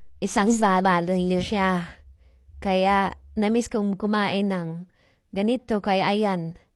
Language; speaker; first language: Filipino; non-native, local second language; Bikol